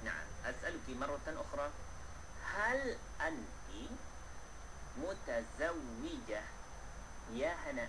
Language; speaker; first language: Arabic; non-native, fluent; Malay